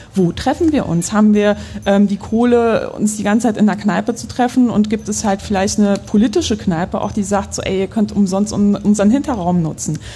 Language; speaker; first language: German; early bilingual, other home language; Polish